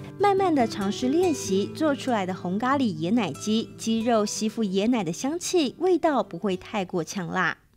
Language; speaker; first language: Chinese; native; Chinese